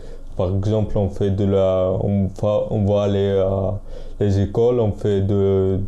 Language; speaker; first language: French; non-native, fluent; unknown